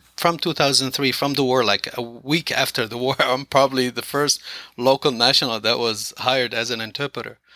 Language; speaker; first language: English; non-native, fluent; Arabic